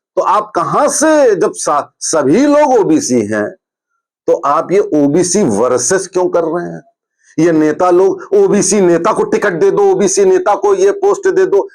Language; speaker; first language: Hindi; native; Hindi